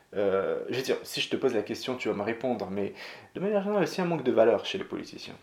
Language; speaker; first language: French; non-native, local second language; Arabic